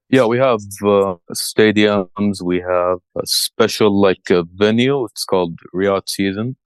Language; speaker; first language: English; early bilingual, other home language; Arabic